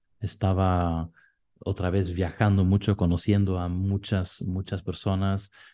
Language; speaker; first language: Spanish; non-native, fluent; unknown